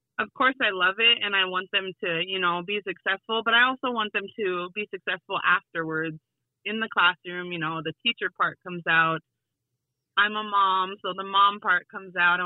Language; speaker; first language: English; native; English